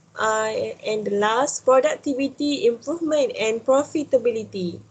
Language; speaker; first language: English; non-native, local second language; Malay